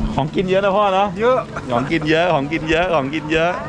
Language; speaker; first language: Thai; native; Thai